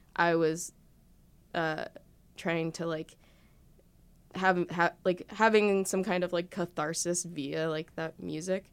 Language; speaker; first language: English; native; English